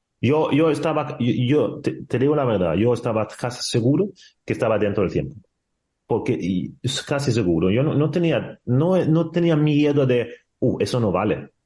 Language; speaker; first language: Spanish; non-native, fluent; Swedish